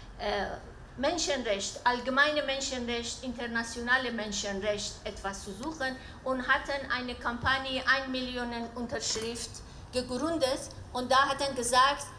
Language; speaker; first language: German; non-native, learner; Persian